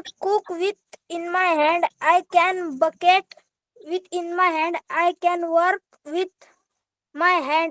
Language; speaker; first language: English; non-native, learner; Marathi